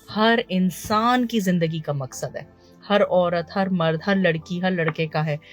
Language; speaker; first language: Urdu; early bilingual, heritage; Urdu